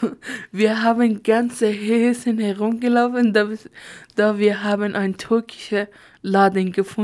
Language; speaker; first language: German; non-native, learner; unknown